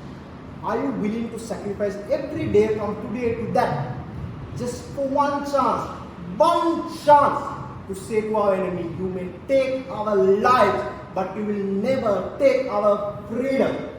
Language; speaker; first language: English; non-native, local second language; Sinhala